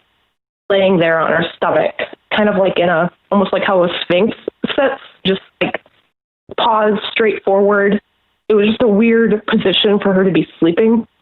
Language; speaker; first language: English; native; English